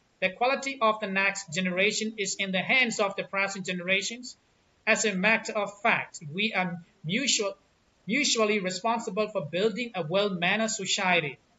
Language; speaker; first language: English; non-native, fluent; Burmese